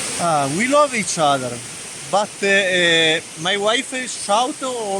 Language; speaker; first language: English; non-native, learner; Italian